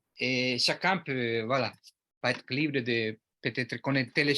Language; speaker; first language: French; non-native, learner; Spanish